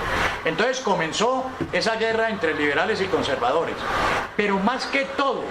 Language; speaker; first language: Spanish; native; Spanish